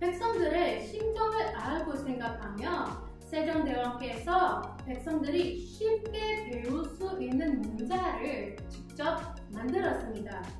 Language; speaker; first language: Korean; non-native, learner; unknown